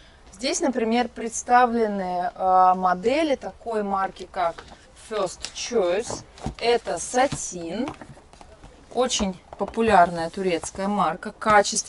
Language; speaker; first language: Russian; native; Russian